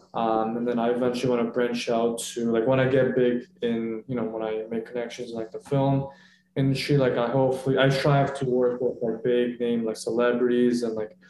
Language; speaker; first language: English; early bilingual, other home language; Korean